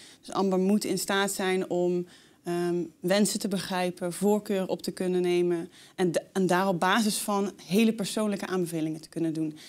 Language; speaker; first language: Dutch; native; Dutch